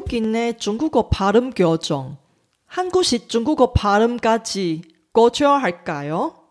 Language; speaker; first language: Korean; non-native, fluent; Chinese